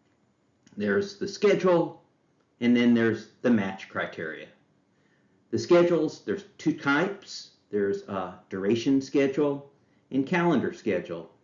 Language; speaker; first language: English; native; English